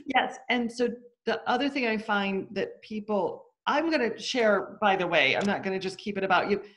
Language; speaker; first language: English; native; English